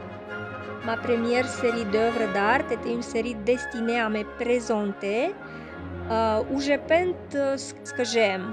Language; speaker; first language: French; non-native, fluent; Romanian